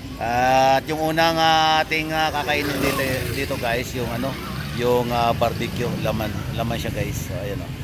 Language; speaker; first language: Filipino; native; Filipino